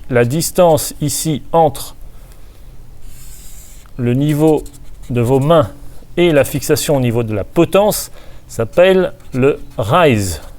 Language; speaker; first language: French; native; French